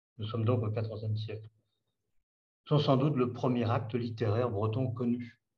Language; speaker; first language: French; native; French